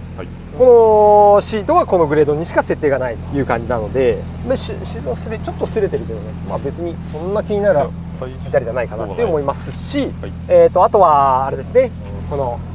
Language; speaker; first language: Japanese; native; Japanese